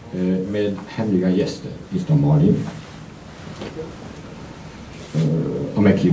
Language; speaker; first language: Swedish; non-native, fluent; Hungarian